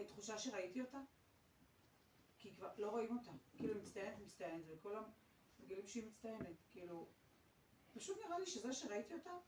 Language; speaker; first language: Hebrew; native; Hebrew